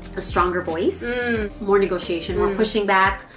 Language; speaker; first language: English; native; English